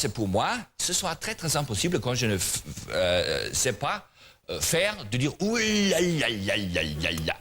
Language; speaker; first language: French; non-native, learner; German